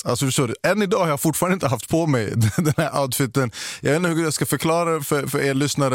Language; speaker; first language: Swedish; native; Swedish